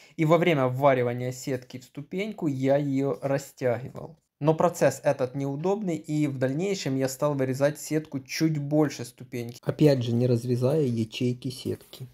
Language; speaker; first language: Russian; non-native, local second language; Ukrainian